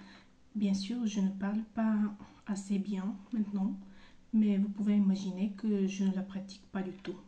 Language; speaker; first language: French; non-native, fluent; Bulgarian